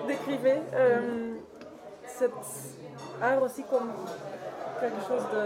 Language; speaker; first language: French; non-native, learner; Dutch